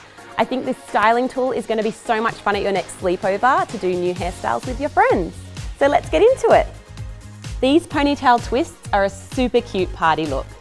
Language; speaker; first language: English; native; English